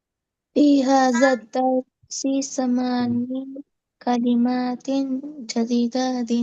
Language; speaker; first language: Arabic; non-native, learner; Bangla